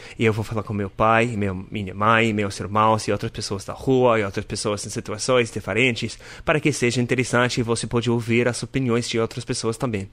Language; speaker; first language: Portuguese; non-native, learner; English